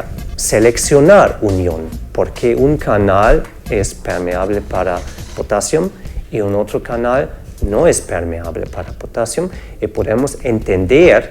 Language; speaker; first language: Spanish; non-native, fluent; German